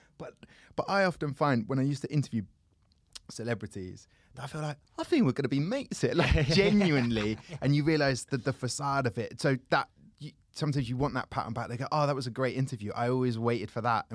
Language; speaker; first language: English; native; English